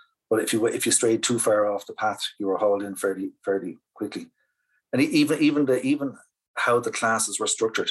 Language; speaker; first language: English; native; English